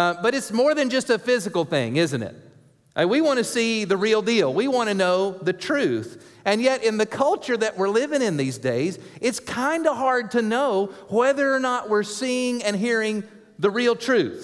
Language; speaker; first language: English; native; English